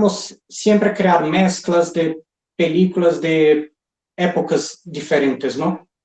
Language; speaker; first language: Spanish; non-native, fluent; Portuguese